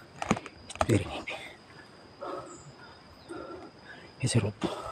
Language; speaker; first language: English; non-native, local second language; Filipino